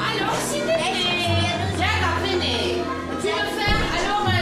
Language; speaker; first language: French; non-native, fluent; Latvian